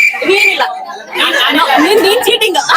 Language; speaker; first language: Kannada; native; Kannada